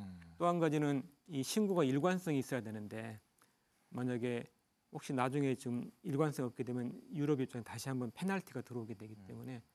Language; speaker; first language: Korean; native; Korean